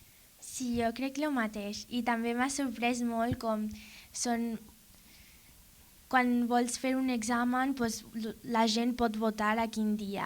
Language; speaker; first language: Catalan; non-native, learner; English